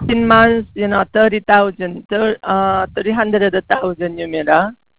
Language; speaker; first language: English; non-native, learner; Korean